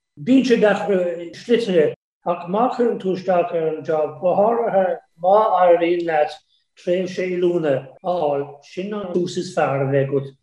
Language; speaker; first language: Irish; native; Irish